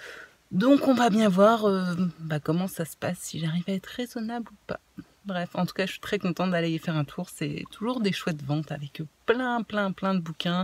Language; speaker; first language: French; native; French